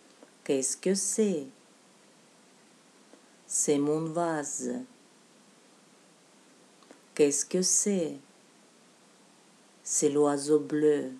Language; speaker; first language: French; non-native, fluent; Russian